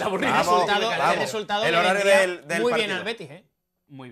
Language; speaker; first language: Spanish; native; Spanish